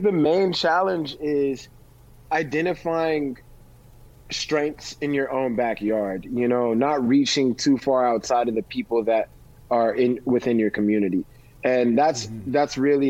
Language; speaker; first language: English; native; English